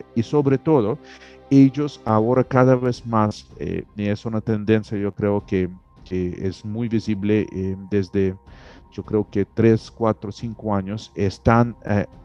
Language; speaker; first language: Spanish; non-native, fluent; Russian